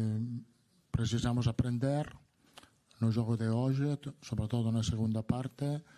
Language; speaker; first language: Portuguese; non-native, learner; Italian